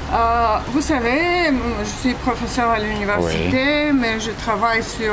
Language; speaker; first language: French; non-native, fluent; Bulgarian